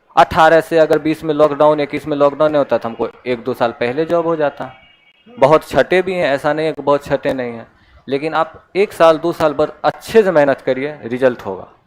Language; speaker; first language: Hindi; native; Hindi